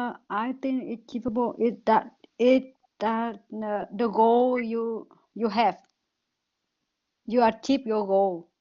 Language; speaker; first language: English; non-native, learner; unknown